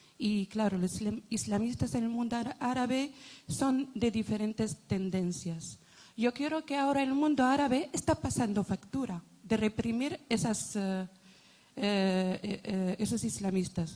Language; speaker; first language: Spanish; non-native, fluent; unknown